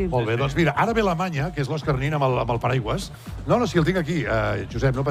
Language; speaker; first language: Catalan; native; Catalan